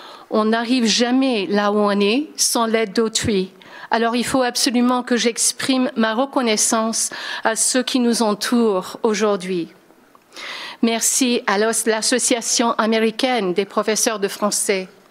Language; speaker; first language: French; non-native, fluent; English